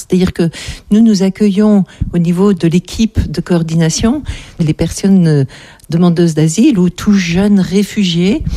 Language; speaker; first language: French; native; French